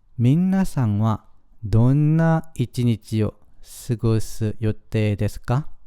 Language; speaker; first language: Japanese; non-native, fluent; Korean